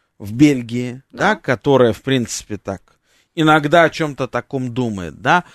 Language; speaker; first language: Russian; native; Russian